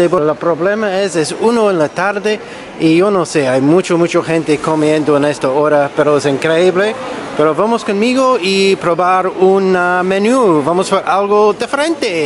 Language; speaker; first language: Spanish; non-native, learner; English